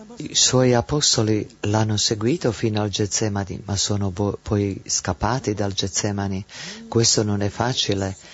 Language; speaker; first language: Italian; non-native, fluent; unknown